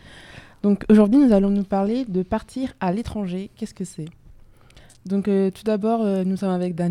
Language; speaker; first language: French; native; French